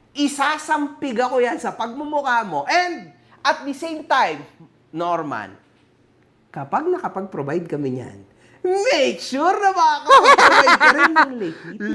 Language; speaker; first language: Filipino; native; Filipino